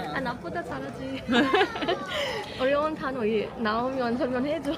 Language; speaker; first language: Korean; non-native, learner; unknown